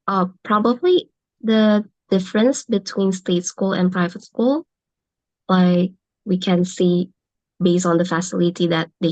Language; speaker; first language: English; non-native, learner; Indonesian